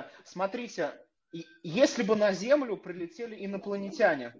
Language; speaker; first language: Russian; native; Russian